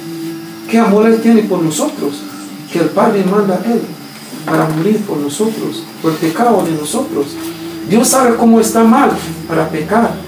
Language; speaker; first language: Spanish; non-native, learner; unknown